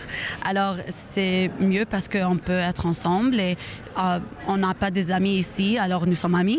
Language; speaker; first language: French; non-native, learner; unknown